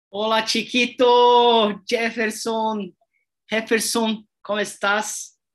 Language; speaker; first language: Spanish; non-native, learner; Portuguese